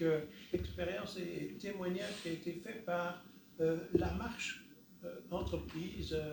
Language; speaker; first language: French; native; French